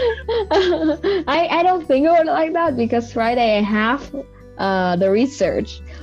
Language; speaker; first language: English; non-native, fluent; Vietnamese